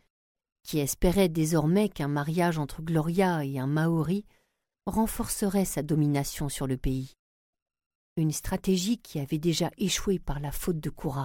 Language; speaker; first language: French; native; French